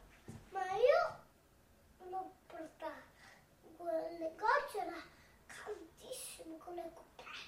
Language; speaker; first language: Italian; early bilingual, heritage; Italian